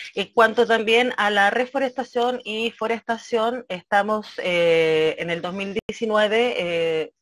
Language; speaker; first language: Spanish; native; Spanish